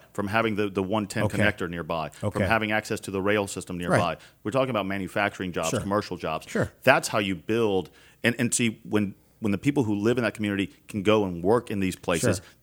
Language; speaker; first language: English; native; English